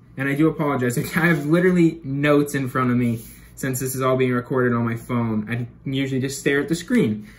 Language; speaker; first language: English; native; English